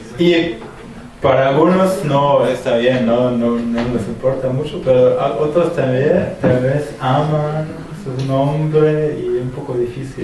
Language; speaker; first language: Spanish; non-native, fluent; German